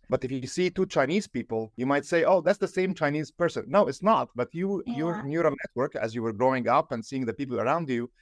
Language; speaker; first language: English; non-native, fluent; Arabic